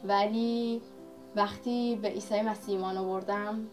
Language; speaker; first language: Persian; native; Persian